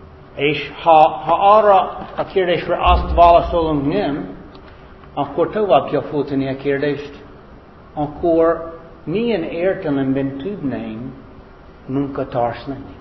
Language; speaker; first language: Hungarian; non-native, fluent; English